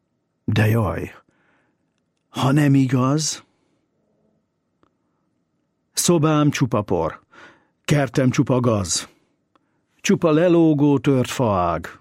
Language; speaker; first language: Hungarian; native; Hungarian